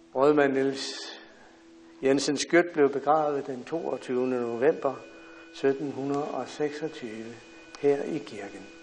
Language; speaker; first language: Danish; native; Danish